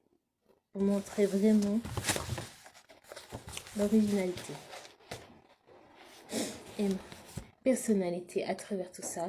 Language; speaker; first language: French; native; French